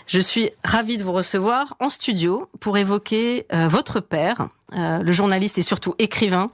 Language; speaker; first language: French; native; French